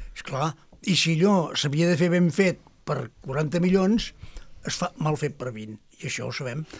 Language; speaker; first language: Catalan; native; Catalan